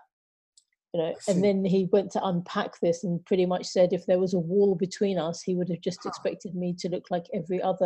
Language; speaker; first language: English; native; English